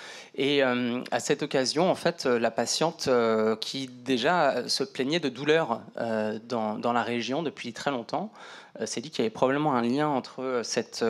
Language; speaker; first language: French; native; French